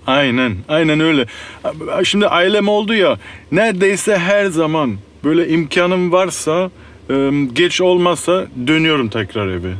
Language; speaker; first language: Turkish; early bilingual, heritage; Turkish